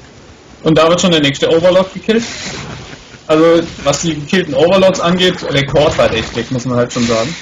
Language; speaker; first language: German; native; German